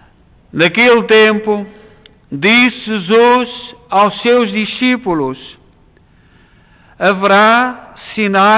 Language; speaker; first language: Portuguese; native; Portuguese